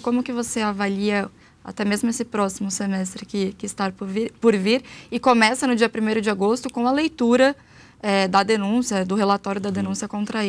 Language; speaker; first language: Portuguese; native; Portuguese